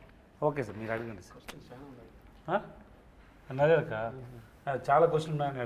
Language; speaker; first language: Telugu; non-native, local second language; Tamil